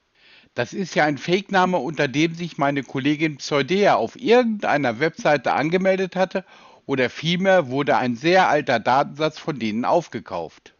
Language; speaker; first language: German; native; German